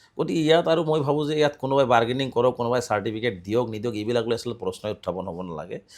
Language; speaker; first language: Assamese; non-native, local second language; Bangla